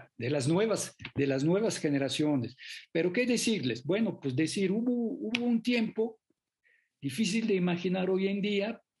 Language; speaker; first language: Spanish; non-native, fluent; French